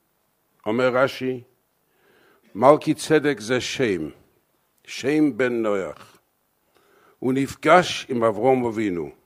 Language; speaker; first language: Hebrew; non-native, fluent; English